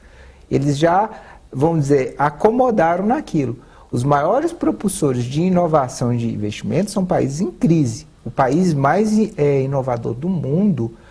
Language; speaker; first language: Portuguese; native; Portuguese